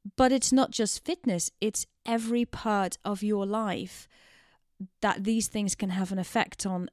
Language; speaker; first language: English; non-native, fluent; Dutch